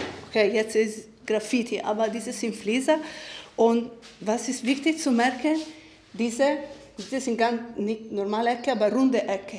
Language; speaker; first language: German; non-native, fluent; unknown